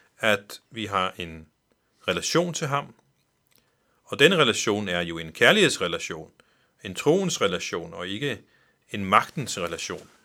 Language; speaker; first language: Danish; non-native, local second language; Faroese